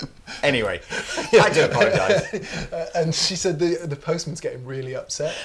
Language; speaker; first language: English; native; English